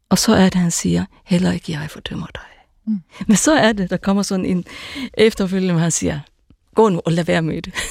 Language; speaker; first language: Danish; non-native, local second language; Faroese